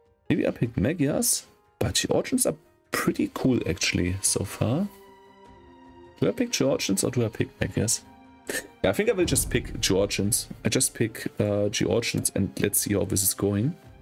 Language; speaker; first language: English; non-native, fluent; German